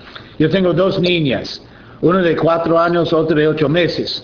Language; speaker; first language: Spanish; non-native, fluent; English